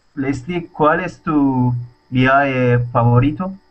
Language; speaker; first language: Spanish; non-native, learner; Turkish